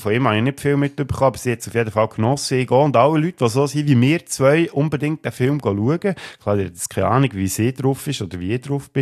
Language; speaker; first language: German; native; German